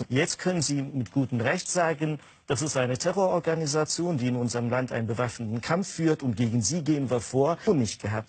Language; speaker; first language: German; non-native, fluent; Kurdish